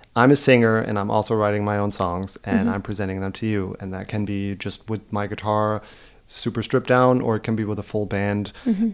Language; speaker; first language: English; non-native, fluent; German